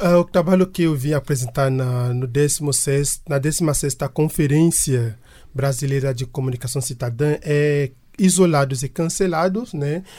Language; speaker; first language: Portuguese; non-native, fluent; French